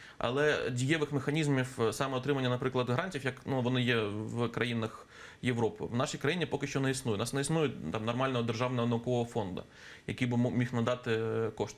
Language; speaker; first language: Ukrainian; native; Ukrainian